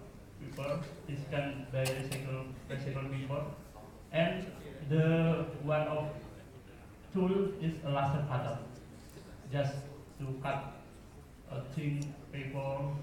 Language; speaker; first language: English; non-native, learner; Indonesian